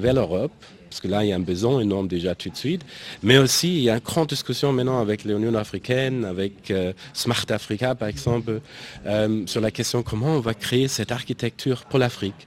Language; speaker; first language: French; non-native, fluent; German